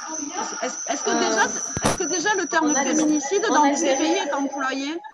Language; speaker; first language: French; native; French